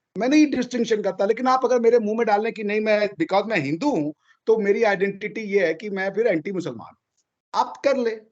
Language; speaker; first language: Hindi; native; Hindi